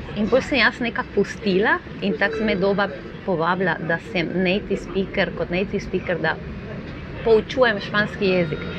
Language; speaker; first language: Slovenian; non-native, fluent; Spanish